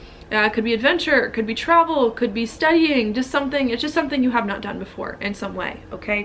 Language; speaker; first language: English; native; English